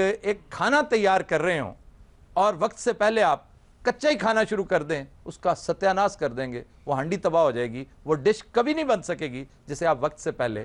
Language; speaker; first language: Urdu; native; Urdu